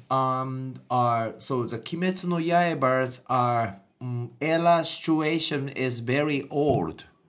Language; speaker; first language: English; non-native, learner; Japanese